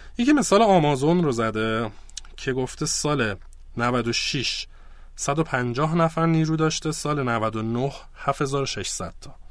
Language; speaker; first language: Persian; native; Persian